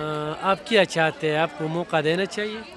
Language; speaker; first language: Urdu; non-native, local second language; Pashto